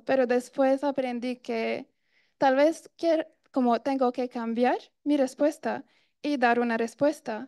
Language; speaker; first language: Spanish; non-native, fluent; Arabic